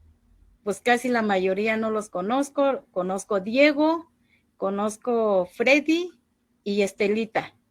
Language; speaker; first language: Spanish; non-native, local second language; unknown